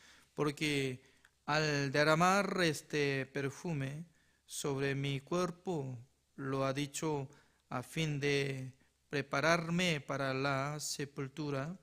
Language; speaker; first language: Spanish; non-native, fluent; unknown